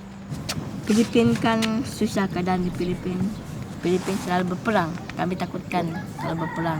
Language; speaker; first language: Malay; non-native, fluent; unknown